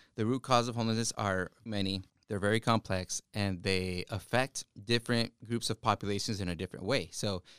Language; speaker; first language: English; early bilingual, other home language; Spanish